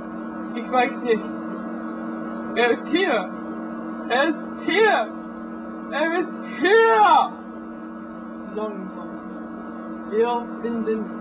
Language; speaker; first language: German; non-native, learner; English